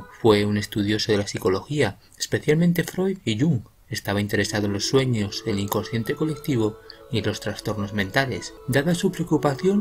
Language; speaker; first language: Spanish; native; Spanish